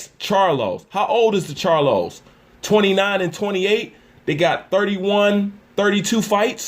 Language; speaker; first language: English; native; English